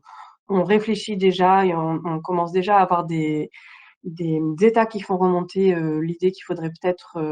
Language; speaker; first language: French; native; French